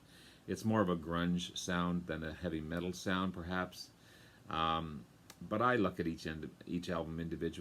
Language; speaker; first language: English; native; English